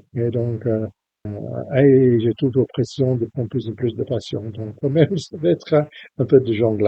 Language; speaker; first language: French; non-native, fluent; English